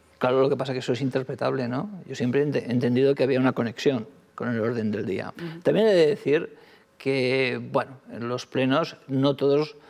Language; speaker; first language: Spanish; native; Spanish